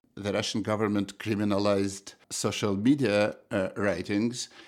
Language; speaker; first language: English; non-native, fluent; Russian